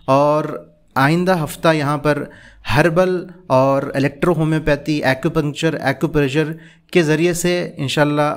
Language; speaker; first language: Hindi; non-native, local second language; Urdu